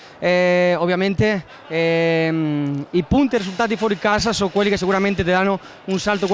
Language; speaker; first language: Italian; non-native, fluent; Spanish